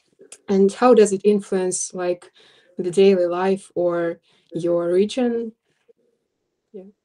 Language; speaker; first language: English; non-native, fluent; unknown